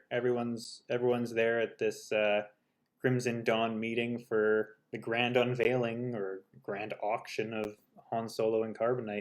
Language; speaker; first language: English; native; English